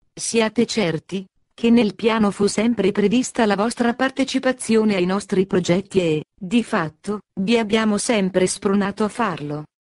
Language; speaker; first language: Italian; native; Italian